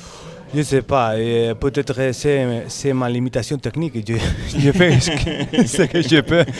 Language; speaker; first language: French; non-native, learner; Spanish